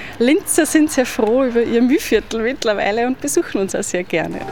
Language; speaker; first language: German; native; German